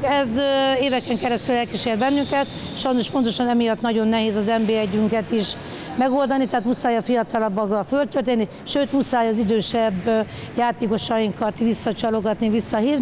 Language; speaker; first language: Hungarian; native; Hungarian